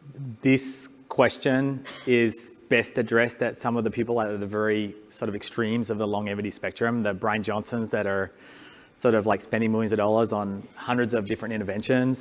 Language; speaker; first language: English; native; English